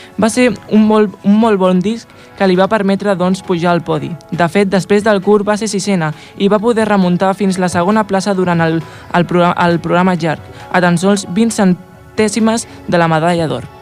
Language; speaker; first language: Catalan; native; Catalan